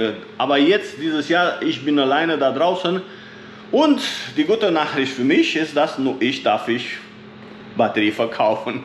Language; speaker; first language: German; non-native, fluent; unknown